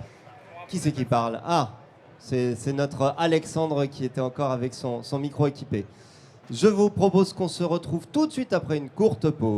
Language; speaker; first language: French; native; French